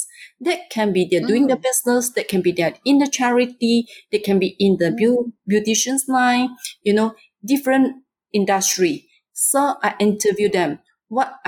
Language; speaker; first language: English; non-native, local second language; Chinese